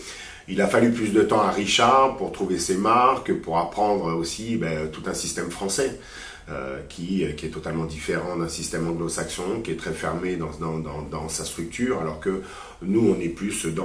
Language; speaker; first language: French; native; French